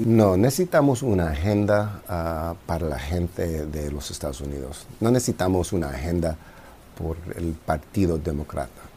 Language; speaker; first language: Spanish; non-native, fluent; English